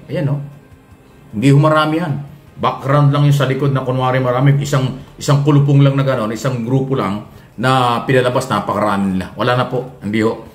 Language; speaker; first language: Filipino; native; Filipino